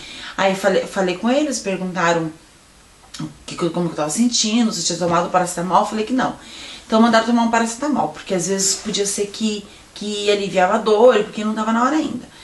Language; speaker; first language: Portuguese; native; Portuguese